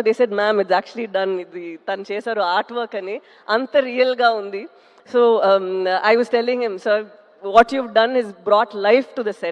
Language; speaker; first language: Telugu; non-native, local second language; Tamil